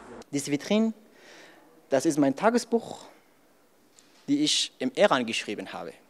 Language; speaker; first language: German; non-native, learner; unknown